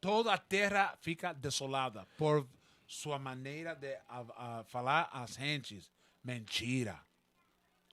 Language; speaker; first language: Portuguese; non-native, learner; Spanish